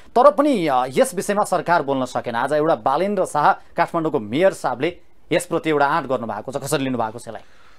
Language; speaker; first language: Nepali; native; Nepali